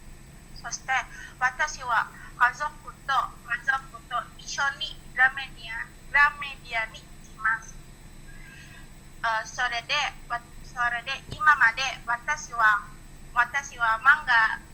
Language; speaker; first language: Japanese; non-native, learner; Indonesian